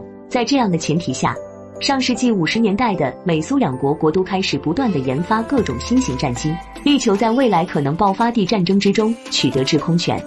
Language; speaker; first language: Chinese; native; Chinese